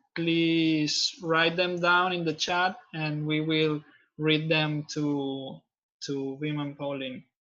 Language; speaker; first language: English; non-native, fluent; Catalan